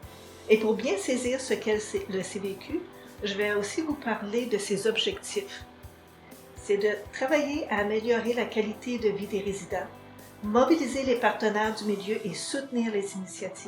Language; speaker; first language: French; native; French